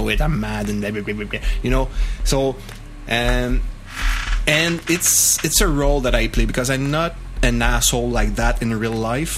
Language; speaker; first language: English; non-native, fluent; French